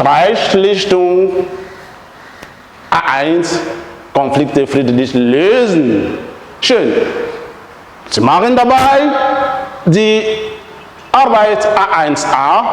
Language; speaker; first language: German; non-native, fluent; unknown